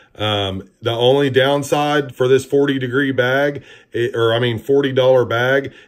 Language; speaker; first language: English; native; English